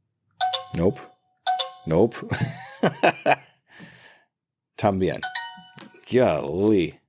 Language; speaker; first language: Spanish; non-native, learner; English